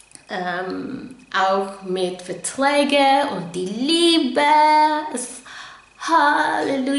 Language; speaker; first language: German; non-native, fluent; English